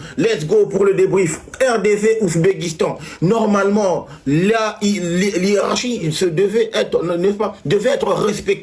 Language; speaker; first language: French; non-native, local second language; Lingala